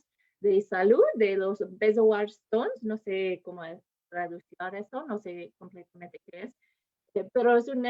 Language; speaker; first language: Spanish; non-native, fluent; English